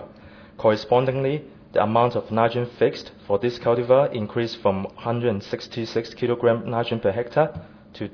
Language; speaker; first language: English; non-native, fluent; Chinese